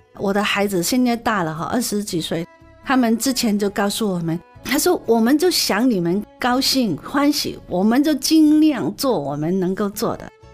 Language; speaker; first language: Chinese; non-native, local second language; Cantonese